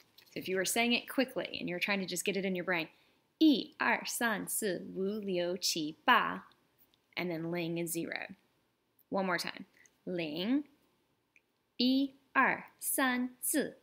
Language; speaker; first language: English; native; English